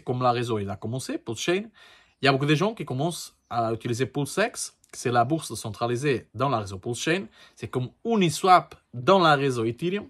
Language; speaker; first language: French; non-native, learner; Portuguese